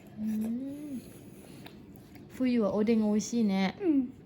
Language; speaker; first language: Japanese; non-native, learner; Thai